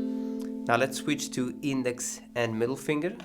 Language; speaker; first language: English; non-native, fluent; Italian